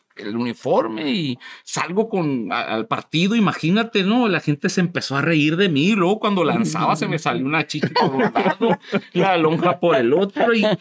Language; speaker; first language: Spanish; native; Spanish